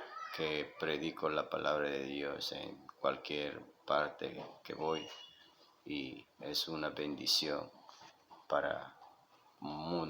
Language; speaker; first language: Spanish; non-native, local second language; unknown